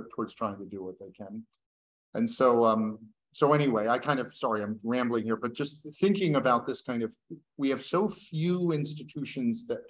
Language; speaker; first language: English; native; English